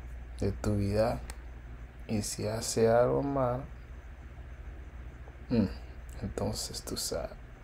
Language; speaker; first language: Spanish; early bilingual, heritage; English